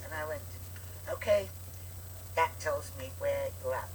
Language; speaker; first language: English; native; English